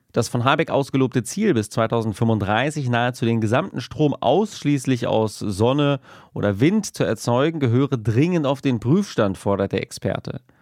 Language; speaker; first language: German; native; German